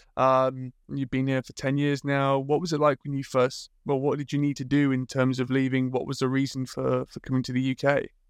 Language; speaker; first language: English; native; English